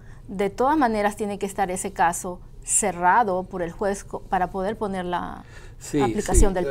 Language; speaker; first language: Spanish; native; Spanish